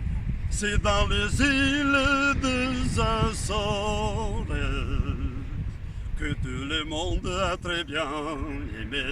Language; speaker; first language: French; non-native, learner; Portuguese